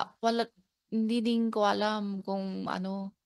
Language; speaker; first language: Filipino; non-native, learner; Chinese